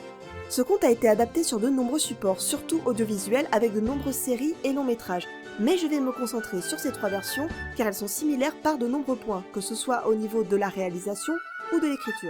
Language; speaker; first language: French; native; French